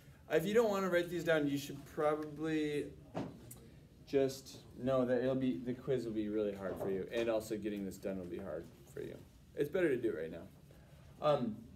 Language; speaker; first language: English; native; English